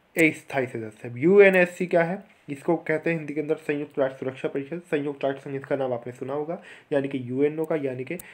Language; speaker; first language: Hindi; native; Hindi